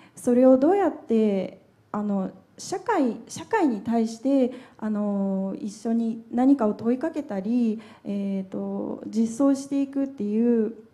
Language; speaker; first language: Japanese; native; Japanese